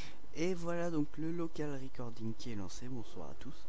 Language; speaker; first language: French; native; French